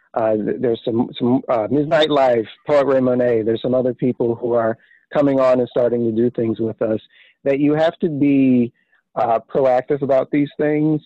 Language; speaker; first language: English; native; English